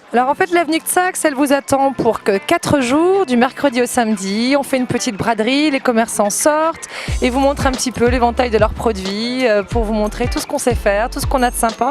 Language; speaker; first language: French; native; French